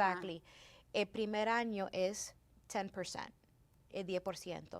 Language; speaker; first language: Spanish; early bilingual, heritage; Spanish